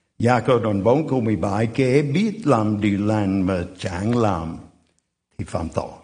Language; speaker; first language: Vietnamese; non-native, fluent; English